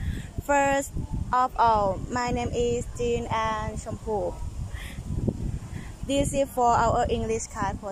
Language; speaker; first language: English; non-native, learner; Thai